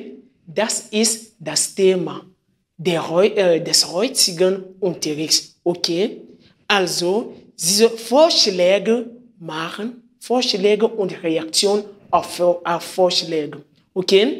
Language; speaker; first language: German; non-native, fluent; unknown